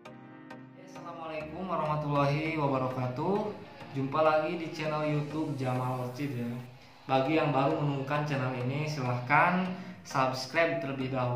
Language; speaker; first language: Indonesian; native; Indonesian